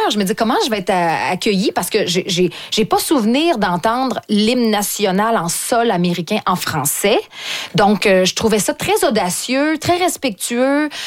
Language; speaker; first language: French; native; French